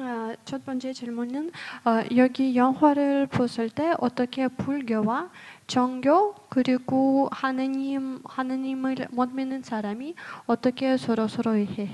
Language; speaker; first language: Korean; non-native, fluent; Russian